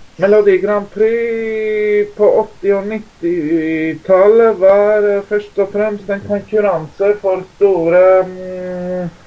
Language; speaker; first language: Norwegian; non-native, fluent; Greek